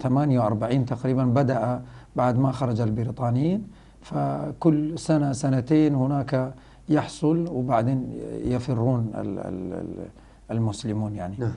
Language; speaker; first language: Arabic; non-native, fluent; Rohingya